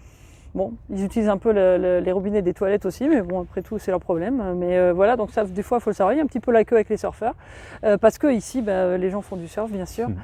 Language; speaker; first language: French; native; French